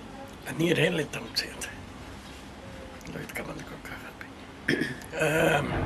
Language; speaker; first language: Hebrew; non-native, fluent; Portuguese